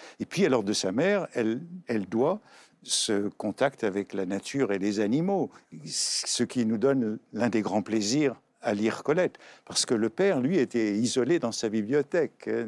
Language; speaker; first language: French; native; French